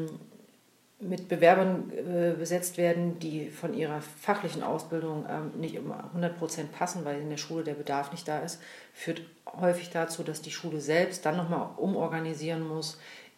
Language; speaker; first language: German; native; German